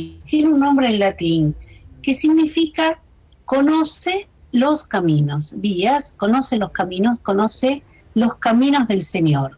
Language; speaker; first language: Spanish; native; Spanish